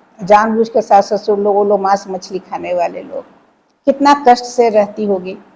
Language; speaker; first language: Hindi; native; Hindi